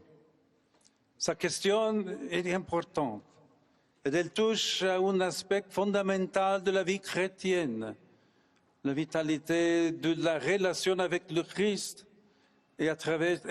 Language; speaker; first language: French; non-native, fluent; English